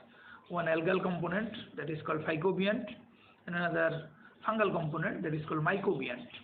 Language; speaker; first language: English; non-native, local second language; Bangla